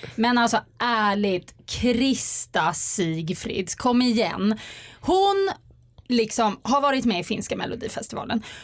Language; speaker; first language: Swedish; native; Swedish